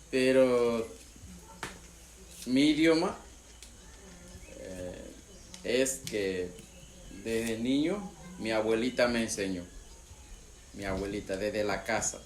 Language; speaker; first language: Spanish; non-native, local second language; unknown